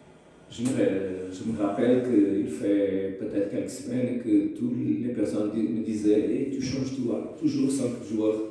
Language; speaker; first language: French; non-native, fluent; Portuguese